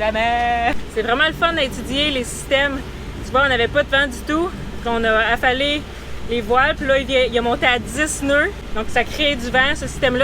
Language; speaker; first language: French; native; French